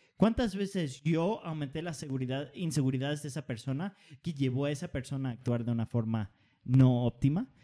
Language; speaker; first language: Spanish; non-native, fluent; Danish